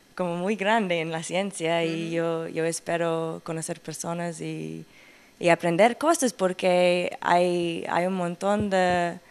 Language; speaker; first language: Spanish; non-native, learner; English